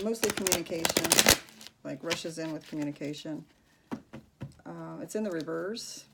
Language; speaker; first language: English; native; English